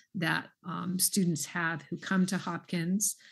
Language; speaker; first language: English; native; English